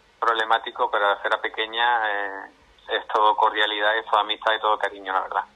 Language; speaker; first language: Spanish; native; Spanish